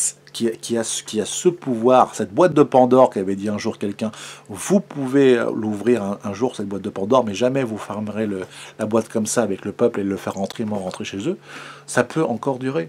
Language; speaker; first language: French; native; French